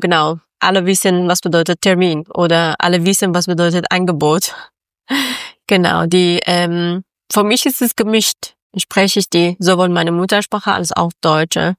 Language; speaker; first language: German; non-native, learner; Persian